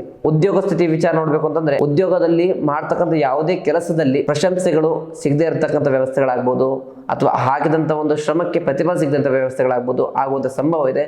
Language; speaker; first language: Kannada; native; Kannada